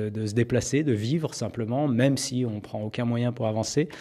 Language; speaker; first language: French; native; French